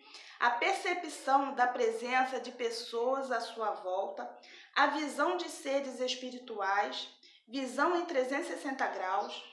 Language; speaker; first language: Portuguese; native; Portuguese